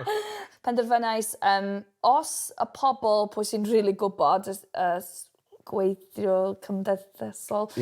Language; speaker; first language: Welsh; non-native, local second language; English